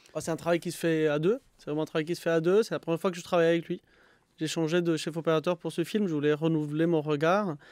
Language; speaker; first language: French; non-native, fluent; Spanish